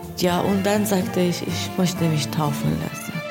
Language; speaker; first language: German; non-native, learner; Persian